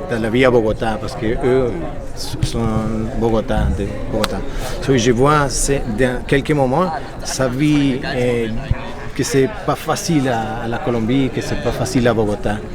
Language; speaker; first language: French; non-native, fluent; Spanish